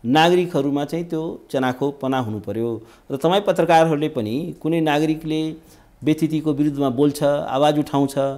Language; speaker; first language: Nepali; native; Nepali